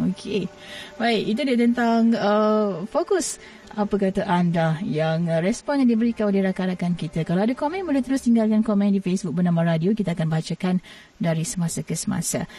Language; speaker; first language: Malay; native; Malay